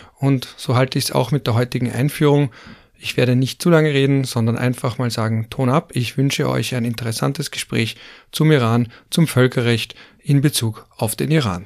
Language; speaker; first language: German; native; German